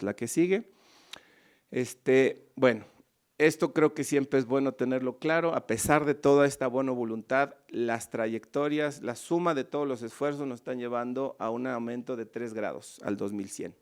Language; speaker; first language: Spanish; native; Spanish